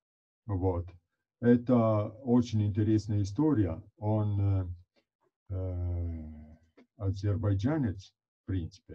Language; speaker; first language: Russian; non-native, fluent; Italian